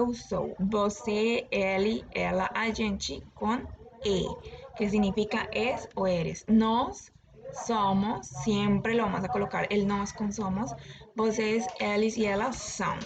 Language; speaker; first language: Portuguese; non-native, learner; Spanish